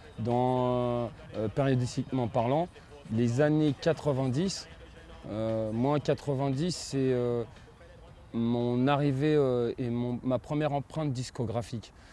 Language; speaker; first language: French; native; French